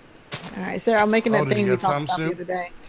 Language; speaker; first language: English; native; English